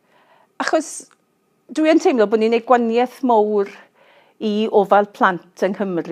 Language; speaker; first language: Welsh; native; Welsh